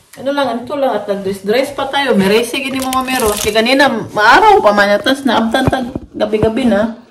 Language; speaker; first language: Filipino; non-native, local second language; Cebuano